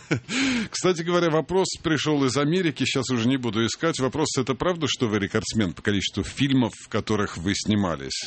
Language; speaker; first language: Russian; native; Russian